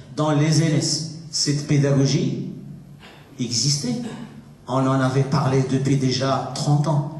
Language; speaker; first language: French; non-native, local second language; Arabic